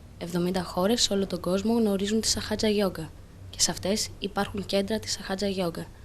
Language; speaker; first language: Greek; native; Greek